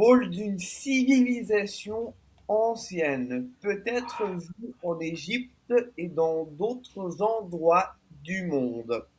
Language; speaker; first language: French; non-native, fluent; Italian